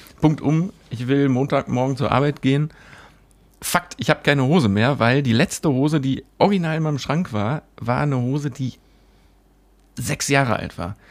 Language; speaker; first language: German; native; German